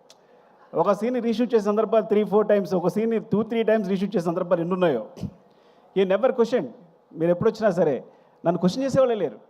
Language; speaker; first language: Telugu; native; Telugu